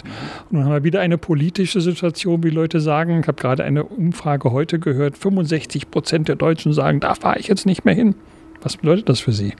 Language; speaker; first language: German; native; German